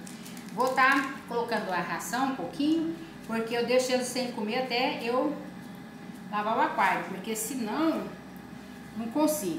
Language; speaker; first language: Portuguese; native; Portuguese